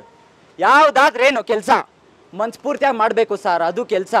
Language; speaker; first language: Kannada; native; Kannada